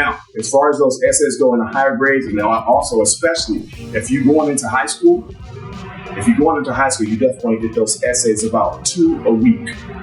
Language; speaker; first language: English; native; English